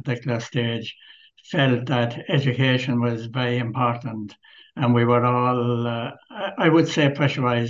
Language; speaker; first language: English; native; English